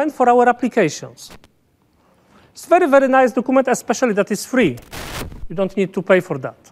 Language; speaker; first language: English; non-native, fluent; Polish